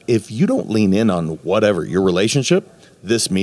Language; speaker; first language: English; native; English